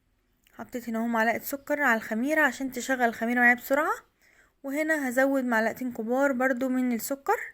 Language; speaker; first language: Arabic; native; Arabic